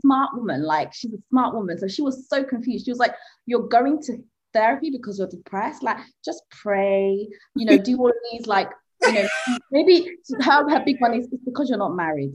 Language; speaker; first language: English; early bilingual, other home language; Swahili